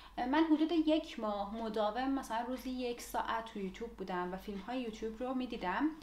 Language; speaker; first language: Persian; native; Persian